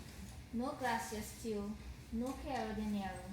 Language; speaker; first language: Spanish; non-native, learner; English